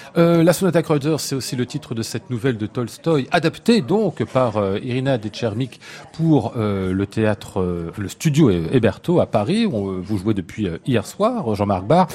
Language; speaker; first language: French; native; French